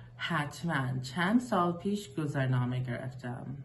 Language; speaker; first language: Persian; non-native, learner; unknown